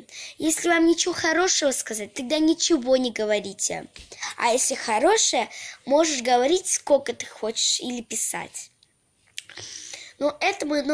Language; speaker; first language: Russian; early bilingual, heritage; Russian